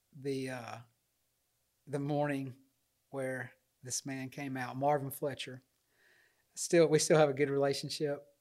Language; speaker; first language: English; native; English